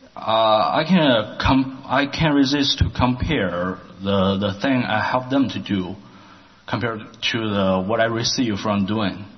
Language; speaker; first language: English; non-native, learner; Chinese